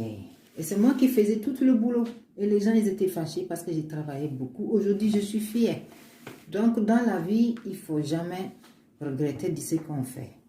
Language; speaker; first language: French; non-native, learner; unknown